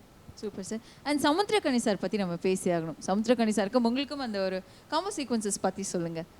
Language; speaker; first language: Tamil; native; Tamil